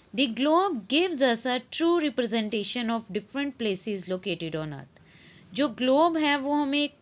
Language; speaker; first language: Hindi; native; Hindi